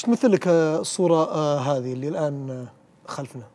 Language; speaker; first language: Arabic; native; Arabic